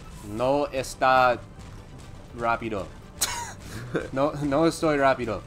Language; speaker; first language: Spanish; non-native, learner; English